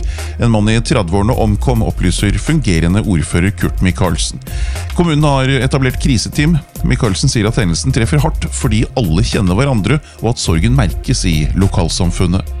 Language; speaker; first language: Norwegian; native; Norwegian